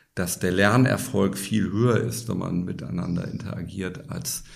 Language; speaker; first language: German; native; German